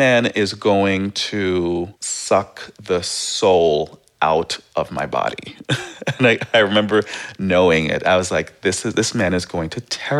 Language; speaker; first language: English; native; English